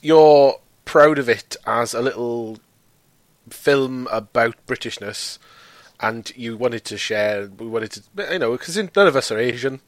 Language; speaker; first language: English; native; English